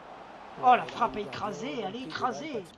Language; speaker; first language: French; native; French